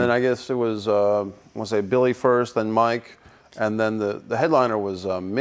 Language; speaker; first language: English; native; English